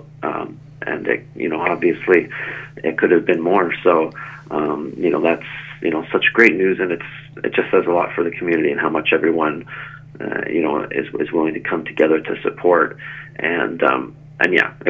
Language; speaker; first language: English; native; English